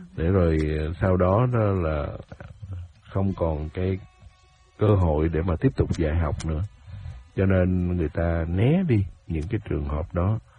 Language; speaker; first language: Vietnamese; native; Vietnamese